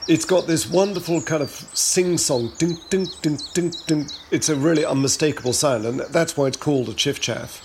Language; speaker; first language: English; native; English